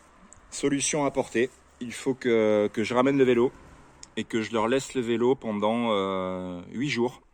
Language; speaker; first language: French; native; French